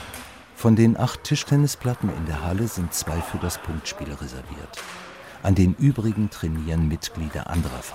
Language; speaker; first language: German; native; German